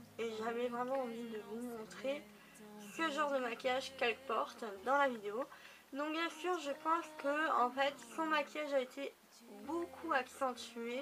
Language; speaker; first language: French; native; French